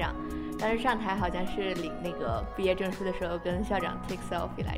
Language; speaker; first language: Chinese; native; Chinese